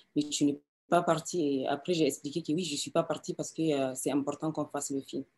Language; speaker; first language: French; non-native, local second language; Hausa